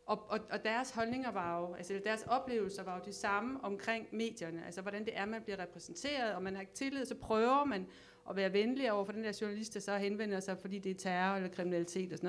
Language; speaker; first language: Danish; native; Danish